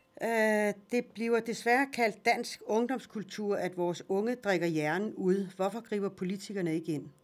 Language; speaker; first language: Danish; early bilingual, other home language; Swedish